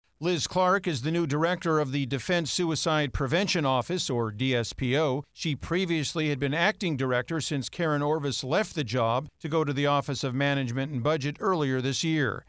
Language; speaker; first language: English; native; English